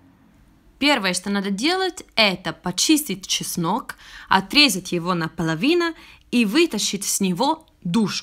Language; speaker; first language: Russian; non-native, fluent; Italian